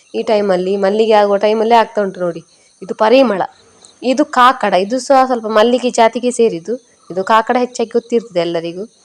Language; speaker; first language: Kannada; native; Kannada